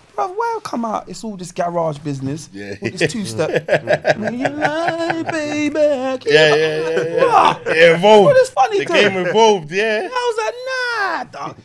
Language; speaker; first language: English; native; English